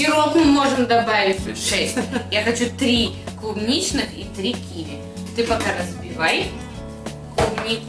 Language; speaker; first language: Russian; native; Russian